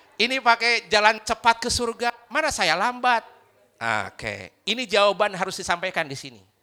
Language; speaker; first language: Indonesian; non-native, local second language; Sundanese